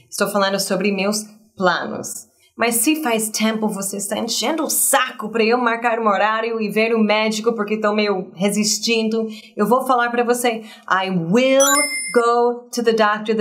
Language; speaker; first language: Portuguese; non-native, fluent; English